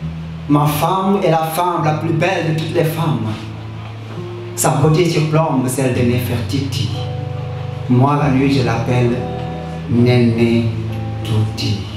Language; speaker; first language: French; non-native, local second language; Wolof